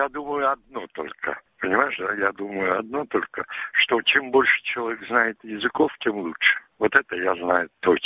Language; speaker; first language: Russian; non-native, local second language; Uzbek